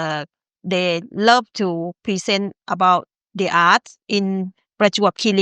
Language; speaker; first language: English; non-native, learner; Thai